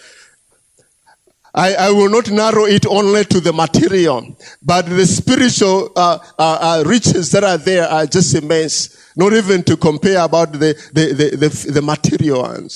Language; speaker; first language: English; non-native, local second language; Nyanja